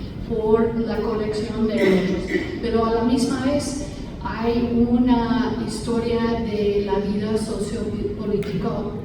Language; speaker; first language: Spanish; non-native, fluent; English